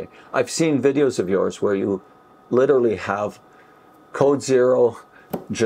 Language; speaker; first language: English; native; English